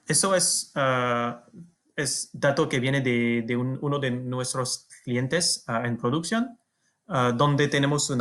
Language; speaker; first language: Spanish; non-native, fluent; French